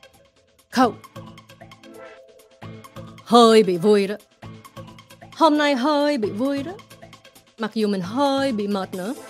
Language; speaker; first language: Vietnamese; early bilingual, heritage; Vietnamese